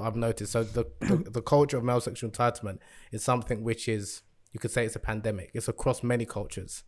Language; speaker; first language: English; native; English